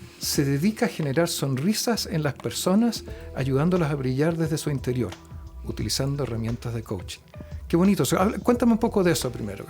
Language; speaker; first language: Spanish; native; Spanish